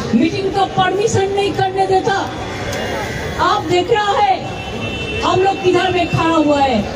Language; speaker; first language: Hindi; non-native, local second language; Bangla